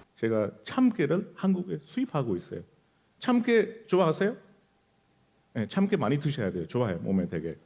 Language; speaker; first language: Korean; non-native, fluent; Hindi